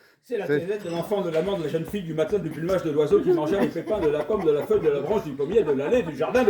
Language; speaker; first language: French; native; French